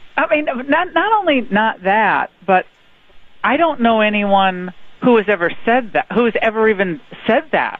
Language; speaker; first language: English; native; English